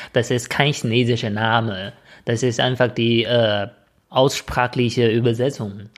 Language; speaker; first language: German; non-native, fluent; Chinese